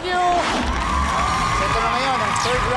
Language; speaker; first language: Filipino; native; Filipino